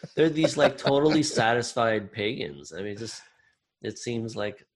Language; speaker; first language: English; native; English